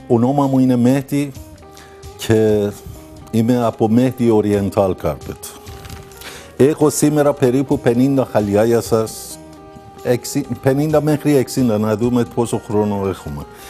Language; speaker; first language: Greek; non-native, learner; Persian